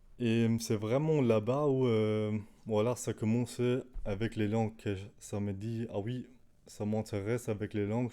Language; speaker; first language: French; non-native, learner; Danish